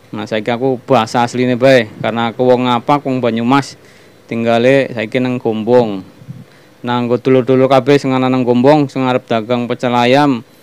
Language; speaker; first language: Indonesian; non-native, local second language; Javanese